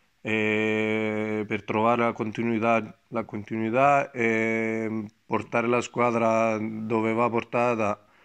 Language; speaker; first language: Italian; non-native, fluent; Greek